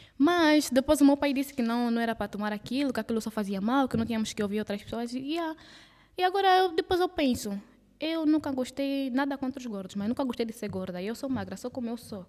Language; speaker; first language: Portuguese; native; Portuguese